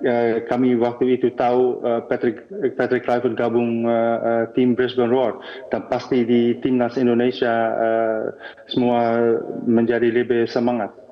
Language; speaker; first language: Indonesian; non-native, fluent; Dutch